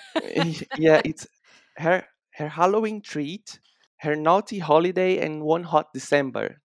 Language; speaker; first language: English; non-native, fluent; Portuguese